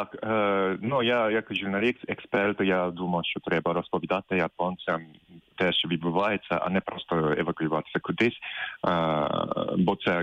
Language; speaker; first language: Ukrainian; non-native, fluent; Japanese